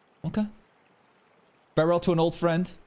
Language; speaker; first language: English; native; English